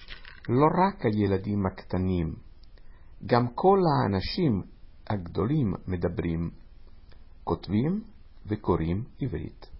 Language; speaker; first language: Hebrew; non-native, fluent; Italian